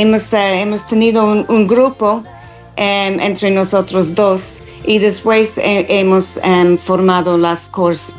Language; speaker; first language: Spanish; non-native, fluent; English